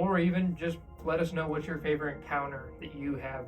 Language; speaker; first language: English; native; English